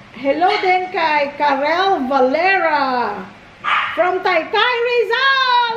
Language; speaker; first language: Filipino; native; Filipino